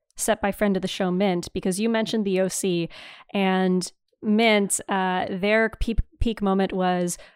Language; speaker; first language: English; native; English